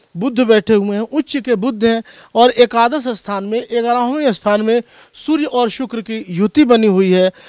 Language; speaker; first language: Hindi; native; Hindi